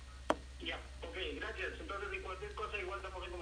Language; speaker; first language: Spanish; native; Spanish